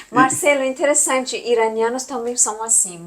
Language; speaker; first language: Portuguese; non-native, learner; Persian